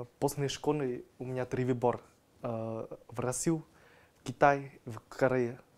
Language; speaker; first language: Russian; non-native, learner; Vietnamese